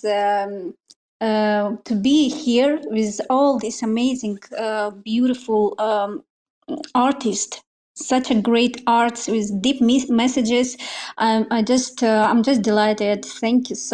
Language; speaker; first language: English; non-native, fluent; Romanian